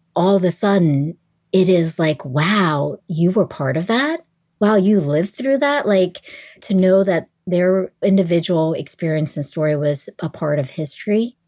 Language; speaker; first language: English; early bilingual, other home language; Vietnamese